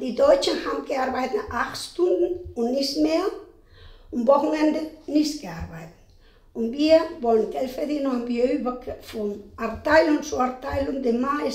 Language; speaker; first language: German; non-native, fluent; Spanish